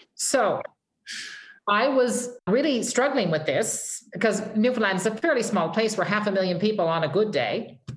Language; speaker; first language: English; native; English